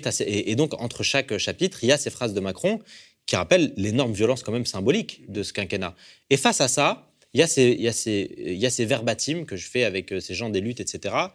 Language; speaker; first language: French; early bilingual, other home language; Arabic